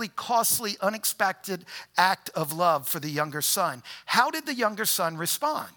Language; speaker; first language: English; native; English